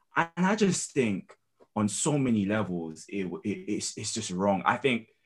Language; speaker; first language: English; native; English